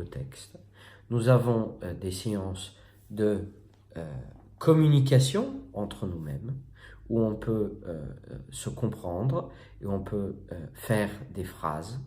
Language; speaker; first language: French; native; French